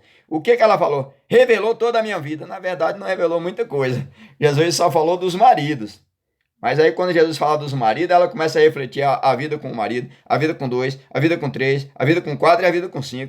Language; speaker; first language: Portuguese; native; Portuguese